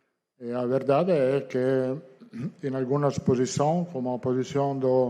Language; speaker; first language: Portuguese; non-native, learner; Italian